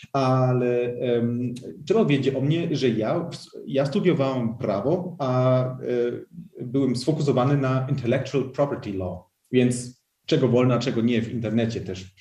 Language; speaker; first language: Polish; early bilingual, heritage; Polish